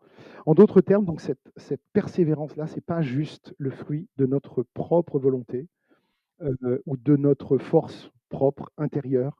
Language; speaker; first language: French; native; French